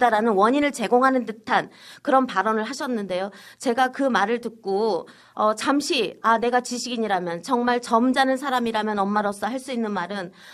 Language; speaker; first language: Korean; native; Korean